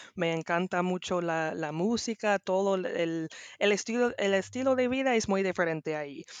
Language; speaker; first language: Spanish; non-native, learner; English